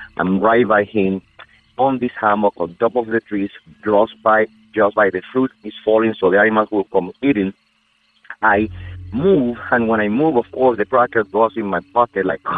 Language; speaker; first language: English; non-native, fluent; Spanish